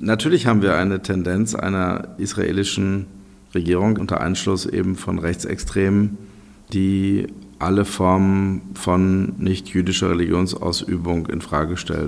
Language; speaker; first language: German; native; German